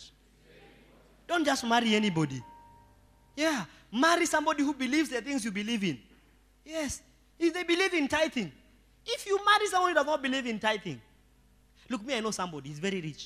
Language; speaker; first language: English; non-native, local second language; Swahili